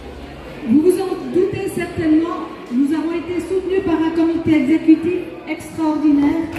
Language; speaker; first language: French; native; French